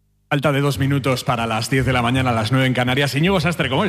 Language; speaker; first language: Spanish; native; Spanish